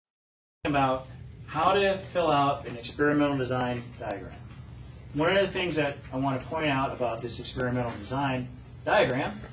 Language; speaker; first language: English; native; English